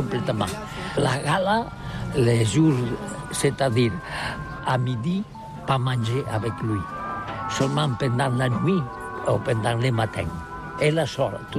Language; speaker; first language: French; non-native, learner; Catalan